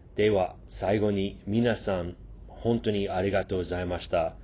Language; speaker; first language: Japanese; non-native, fluent; English